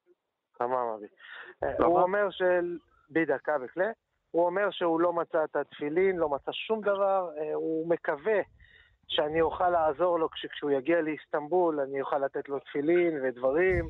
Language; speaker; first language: Hebrew; non-native, fluent; Turkish